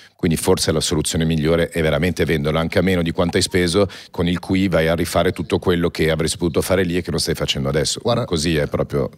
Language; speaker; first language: Italian; early bilingual, heritage; Italian